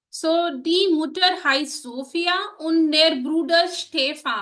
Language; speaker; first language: German; non-native, learner; Hindi